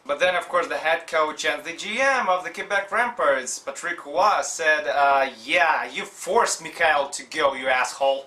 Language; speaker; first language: English; non-native, fluent; Russian